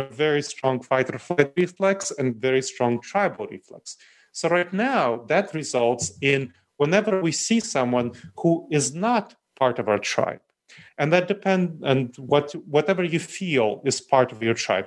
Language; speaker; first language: English; early bilingual, other home language; Romanian